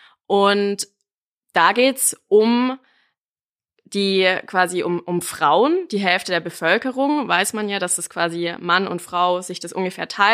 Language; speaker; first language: German; native; German